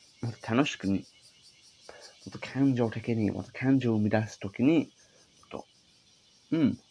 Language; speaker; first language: Japanese; non-native, learner; English